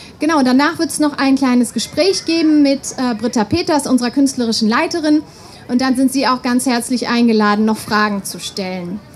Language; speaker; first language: German; native; German